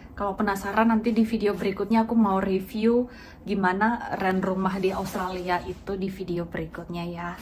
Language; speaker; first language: Indonesian; native; Indonesian